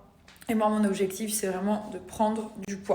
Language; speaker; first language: French; native; French